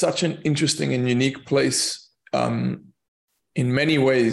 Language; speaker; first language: English; native; English